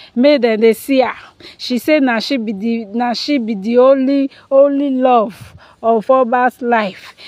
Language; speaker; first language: Nigerian Pidgin; non-native, local second language; Yoruba